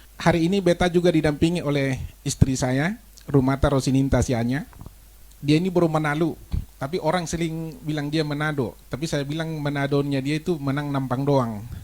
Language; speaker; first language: Indonesian; non-native, local second language; Batak Toba